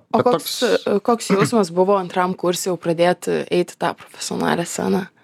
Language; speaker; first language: Lithuanian; native; Lithuanian